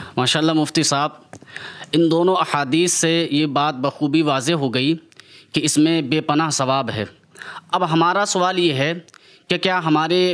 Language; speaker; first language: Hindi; native; Hindi